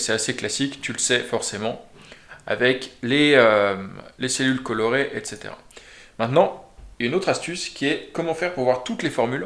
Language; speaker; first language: French; native; French